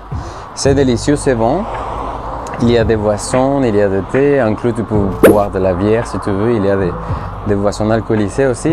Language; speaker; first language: French; non-native, fluent; Spanish